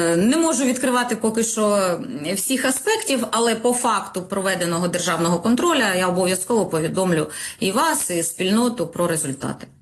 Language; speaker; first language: Ukrainian; non-native, local second language; Russian